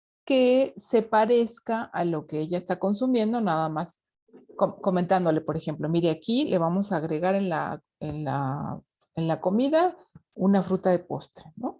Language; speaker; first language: Spanish; native; Spanish